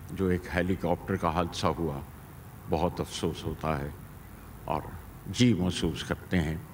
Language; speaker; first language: Hindi; native; Hindi